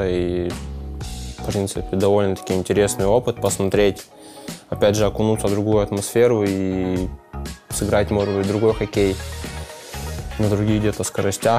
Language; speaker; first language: Russian; native; Russian